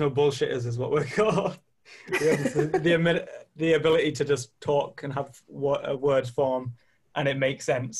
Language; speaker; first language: English; native; English